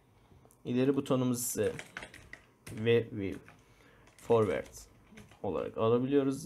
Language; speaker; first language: Turkish; native; Turkish